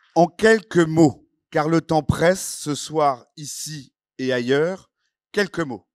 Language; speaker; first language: French; non-native, fluent; Ukrainian